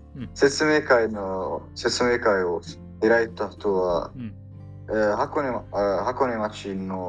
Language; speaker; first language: Japanese; non-native, learner; Arabic